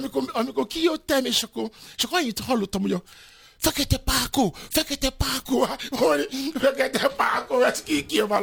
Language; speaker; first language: Hungarian; non-native, fluent; Yoruba